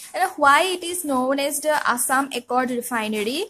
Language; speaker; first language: English; non-native, local second language; Assamese